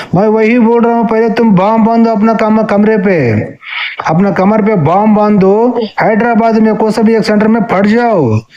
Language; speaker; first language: Hindi; non-native, local second language; Telugu